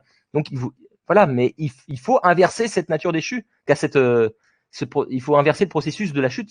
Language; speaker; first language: French; native; French